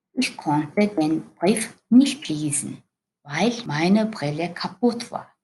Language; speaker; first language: German; non-native, learner; Mongolian